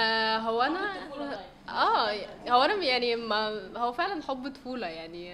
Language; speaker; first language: Arabic; native; Arabic